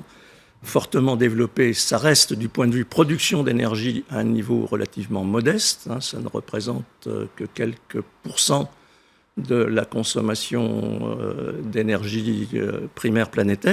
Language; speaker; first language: French; native; French